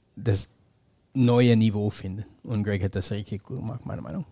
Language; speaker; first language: German; non-native, fluent; English